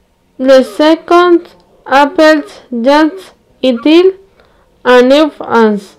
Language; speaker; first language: French; non-native, learner; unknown